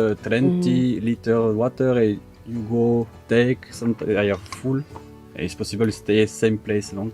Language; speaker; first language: English; non-native, learner; French